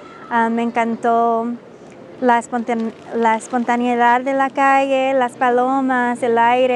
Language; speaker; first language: Spanish; non-native, fluent; English